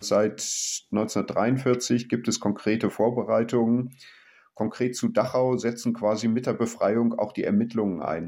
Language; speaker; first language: German; native; German